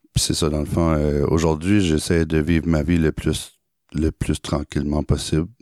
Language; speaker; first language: French; native; French